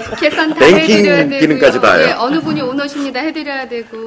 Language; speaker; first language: Korean; native; Korean